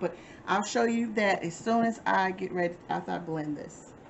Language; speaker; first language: English; native; English